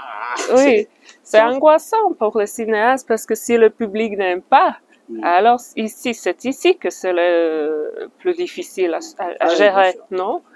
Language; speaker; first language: French; non-native, fluent; Slovak